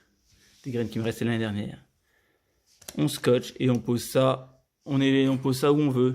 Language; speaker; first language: French; native; French